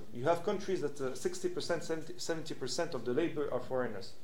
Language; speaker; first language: English; non-native, fluent; French